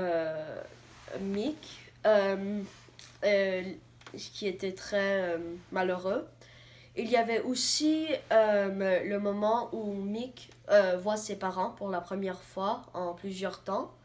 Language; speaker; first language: French; non-native, learner; English